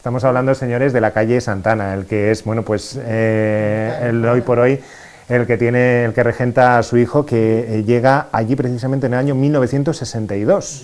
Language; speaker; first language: Spanish; native; Spanish